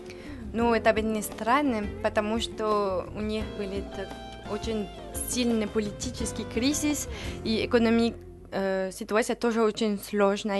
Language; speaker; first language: Russian; non-native, learner; French